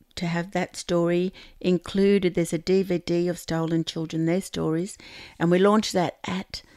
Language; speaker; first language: English; native; English